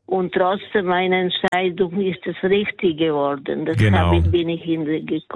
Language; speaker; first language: German; non-native, learner; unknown